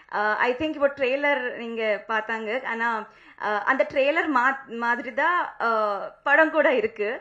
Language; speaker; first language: Tamil; non-native, learner; Telugu